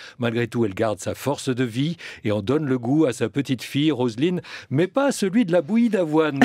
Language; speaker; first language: French; native; French